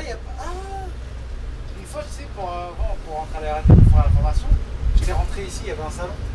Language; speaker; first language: French; native; French